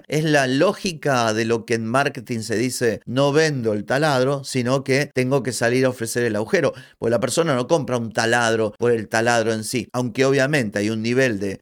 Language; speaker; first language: Spanish; native; Spanish